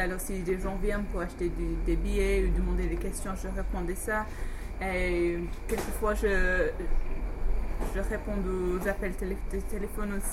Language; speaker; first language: French; non-native, fluent; English